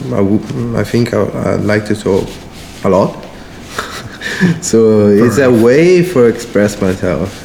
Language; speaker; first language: English; non-native, fluent; Italian